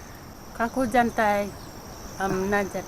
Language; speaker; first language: Hindi; non-native, local second language; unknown